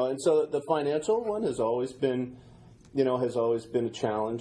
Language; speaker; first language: English; native; English